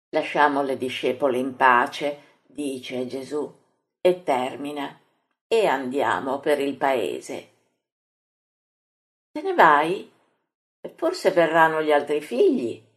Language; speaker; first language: Italian; native; Italian